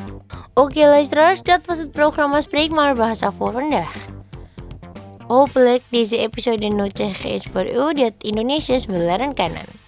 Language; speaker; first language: Dutch; non-native, learner; Indonesian